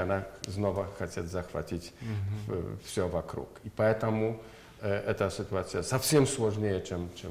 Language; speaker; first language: Russian; non-native, learner; Polish